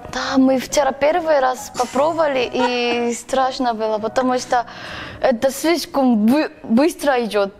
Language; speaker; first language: Russian; non-native, learner; Korean